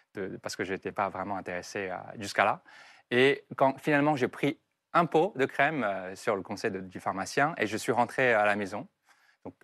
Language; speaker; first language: French; non-native, fluent; Chinese